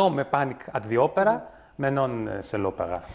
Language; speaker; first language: French; non-native, learner; Greek